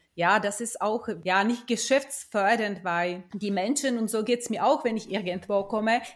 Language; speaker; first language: German; non-native, fluent; Czech